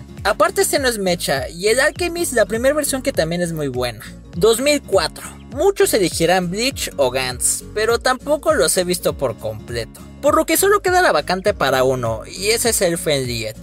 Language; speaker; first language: Spanish; native; Spanish